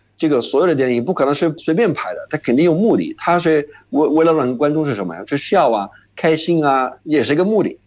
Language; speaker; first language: Chinese; non-native, fluent; Arabic